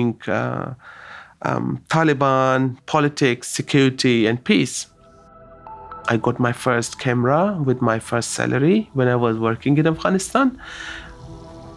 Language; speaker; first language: English; non-native, local second language; Hazaragi